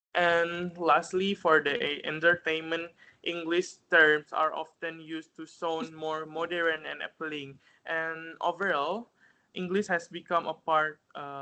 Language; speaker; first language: English; non-native, fluent; Indonesian